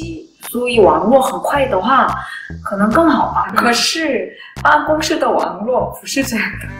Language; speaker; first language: Chinese; non-native, learner; Korean